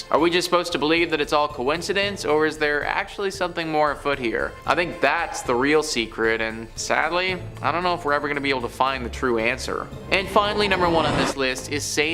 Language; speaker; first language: English; native; English